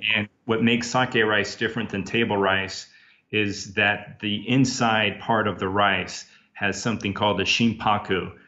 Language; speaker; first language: English; native; English